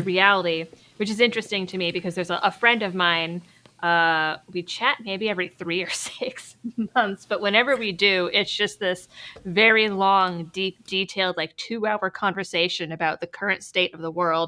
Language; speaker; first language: English; native; English